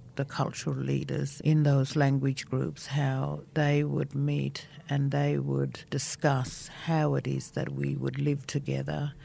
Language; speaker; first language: English; non-native, local second language; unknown